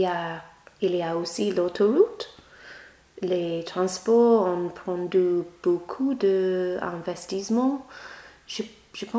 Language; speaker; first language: French; non-native, learner; English